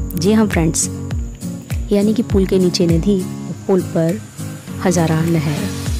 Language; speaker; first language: Hindi; native; Hindi